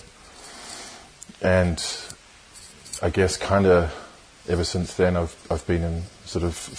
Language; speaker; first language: English; native; English